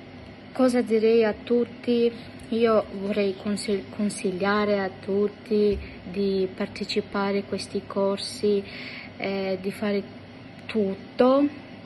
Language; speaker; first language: Italian; non-native, fluent; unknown